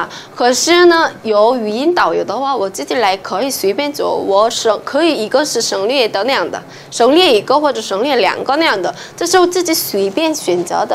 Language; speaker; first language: Chinese; non-native, fluent; Korean